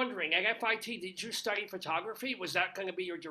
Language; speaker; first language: English; native; English